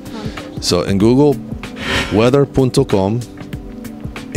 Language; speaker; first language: Spanish; non-native, learner; English